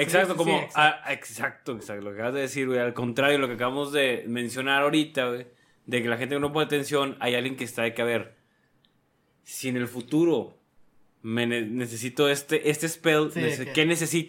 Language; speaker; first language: Spanish; native; Spanish